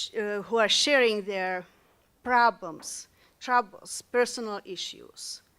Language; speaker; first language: English; non-native, fluent; Slovak